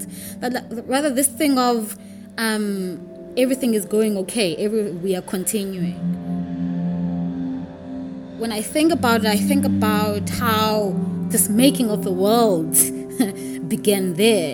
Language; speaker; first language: English; non-native, local second language; Xhosa